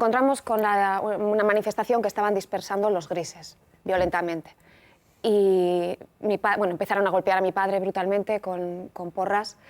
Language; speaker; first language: Spanish; native; Spanish